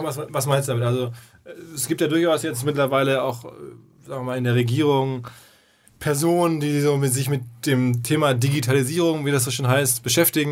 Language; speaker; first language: German; native; German